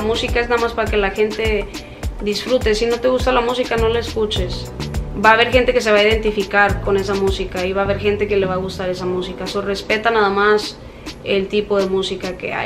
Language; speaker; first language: Spanish; native; Spanish